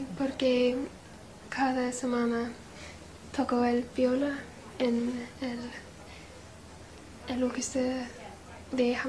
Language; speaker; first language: Spanish; non-native, learner; English